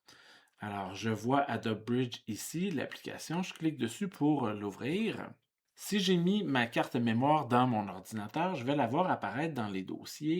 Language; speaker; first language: French; native; French